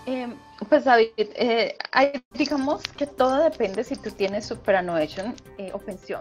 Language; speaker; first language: Spanish; native; Spanish